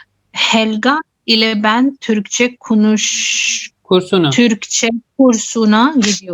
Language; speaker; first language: Turkish; non-native, learner; Urdu